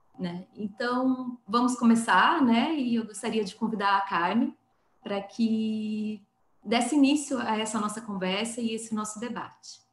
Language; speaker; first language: Portuguese; native; Portuguese